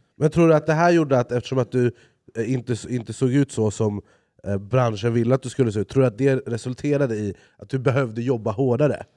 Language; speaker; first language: Swedish; native; Swedish